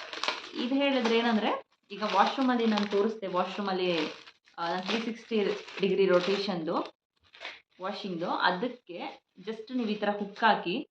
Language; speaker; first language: Kannada; native; Kannada